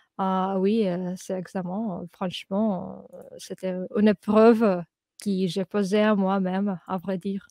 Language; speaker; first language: French; non-native, fluent; Russian